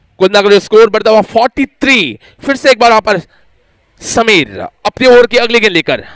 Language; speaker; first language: Hindi; native; Hindi